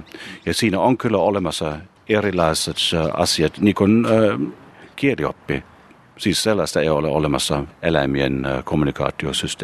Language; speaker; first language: Finnish; non-native, fluent; German